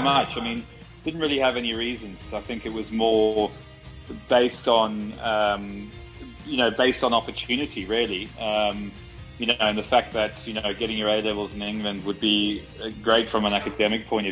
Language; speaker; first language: English; native; English